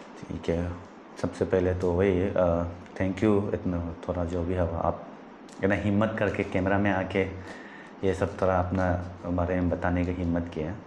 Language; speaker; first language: Hindi; non-native, local second language; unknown